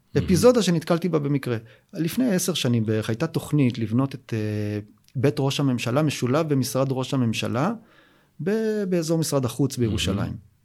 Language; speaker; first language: Hebrew; native; Hebrew